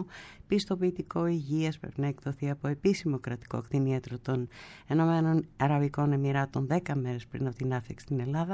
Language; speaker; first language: Greek; native; Greek